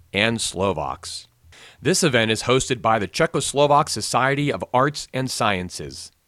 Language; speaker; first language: English; native; English